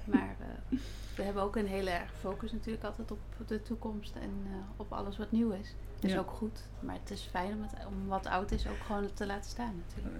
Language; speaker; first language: Dutch; native; Dutch